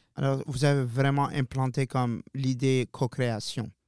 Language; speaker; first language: French; non-native, local second language; Arabic